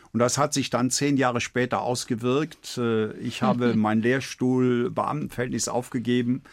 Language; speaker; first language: German; native; German